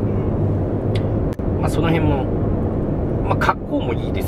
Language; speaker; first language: Japanese; native; Japanese